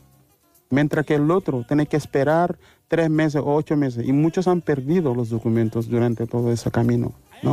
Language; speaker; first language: Spanish; non-native, fluent; Wolof